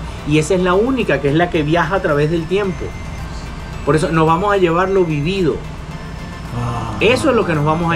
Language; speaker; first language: Spanish; native; Spanish